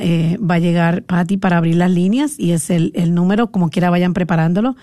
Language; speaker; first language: Spanish; native; Spanish